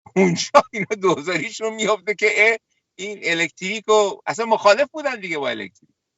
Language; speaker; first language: Persian; native; Persian